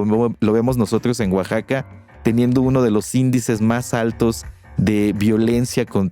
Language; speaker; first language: Spanish; native; Spanish